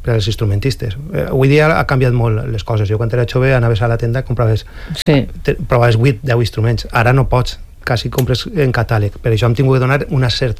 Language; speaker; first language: Catalan; native; Catalan